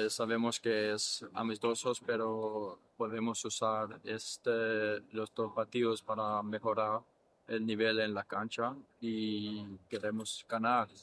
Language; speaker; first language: Spanish; early bilingual, heritage; English